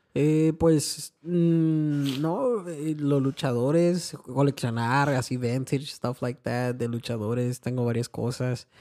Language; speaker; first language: Spanish; early bilingual, heritage; Spanish